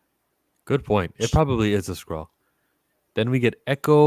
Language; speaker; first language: English; native; English